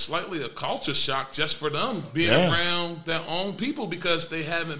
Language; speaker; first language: English; native; English